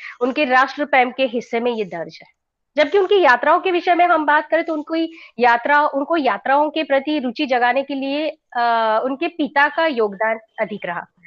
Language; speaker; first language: Hindi; non-native, local second language; Gujarati